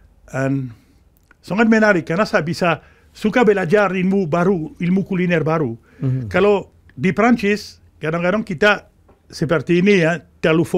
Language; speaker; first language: Indonesian; non-native, fluent; French